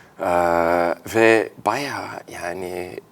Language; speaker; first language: Turkish; early bilingual, heritage; Turkish